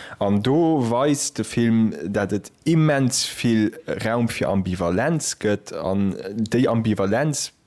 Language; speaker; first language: Luxembourgish; native; Luxembourgish